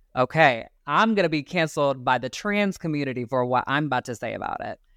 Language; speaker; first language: English; native; English